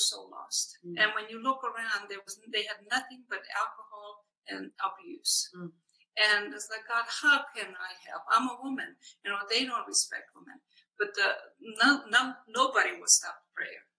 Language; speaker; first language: English; non-native, fluent; Hungarian